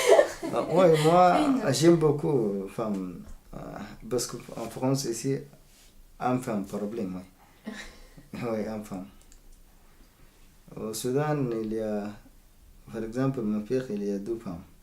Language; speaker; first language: French; non-native, learner; Arabic